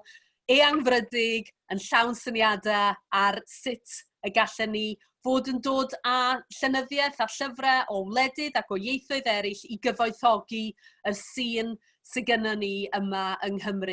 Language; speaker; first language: Welsh; native; Welsh